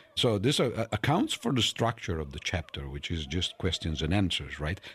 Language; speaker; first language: English; non-native, fluent; Italian